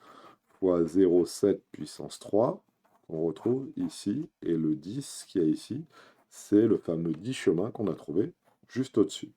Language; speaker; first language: French; native; French